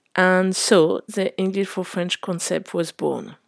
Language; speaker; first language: English; non-native, fluent; French